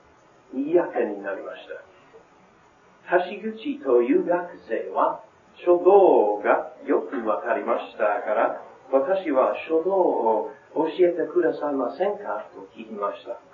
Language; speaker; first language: Japanese; non-native, learner; English